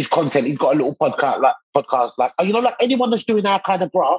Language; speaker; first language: English; native; English